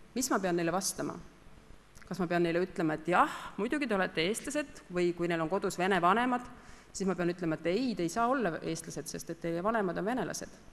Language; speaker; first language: Estonian; native; Estonian